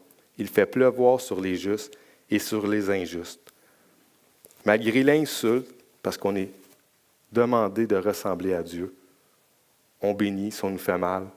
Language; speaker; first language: French; native; French